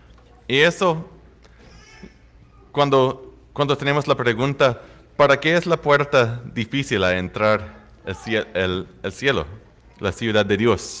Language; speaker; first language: Spanish; non-native, fluent; English